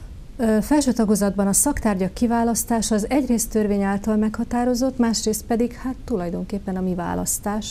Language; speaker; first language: Hungarian; native; Hungarian